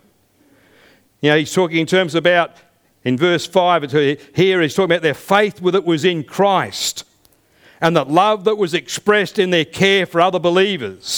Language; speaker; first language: English; native; English